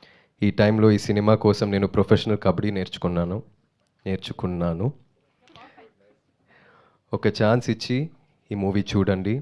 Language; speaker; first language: Telugu; non-native, learner; Tamil